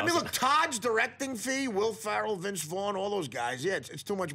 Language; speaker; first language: English; native; English